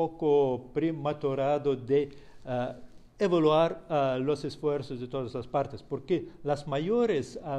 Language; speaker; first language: Spanish; non-native, fluent; Russian